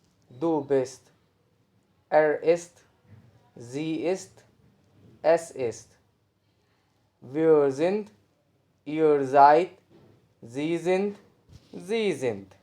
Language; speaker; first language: German; non-native, learner; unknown